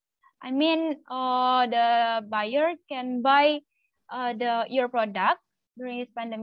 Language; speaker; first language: English; non-native, learner; Malay